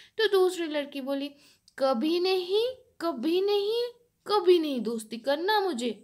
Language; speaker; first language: Hindi; non-native, local second language; Bangla